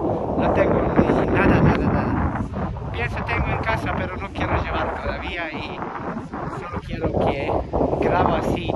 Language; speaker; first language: Spanish; non-native, learner; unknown